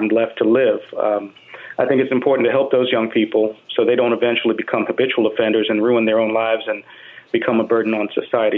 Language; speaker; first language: English; native; English